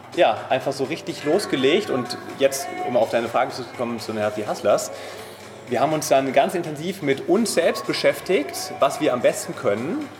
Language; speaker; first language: German; native; German